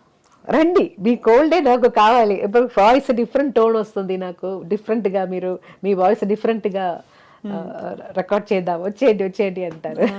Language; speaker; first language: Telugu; non-native, fluent; Malayalam